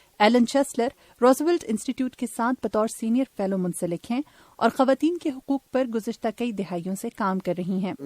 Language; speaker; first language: Urdu; native; Urdu